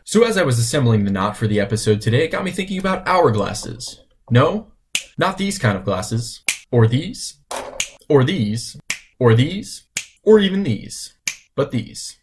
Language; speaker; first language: English; native; English